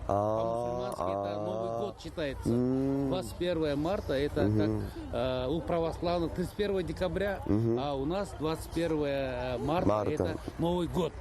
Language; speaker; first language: Russian; non-native, local second language; Kyrgyz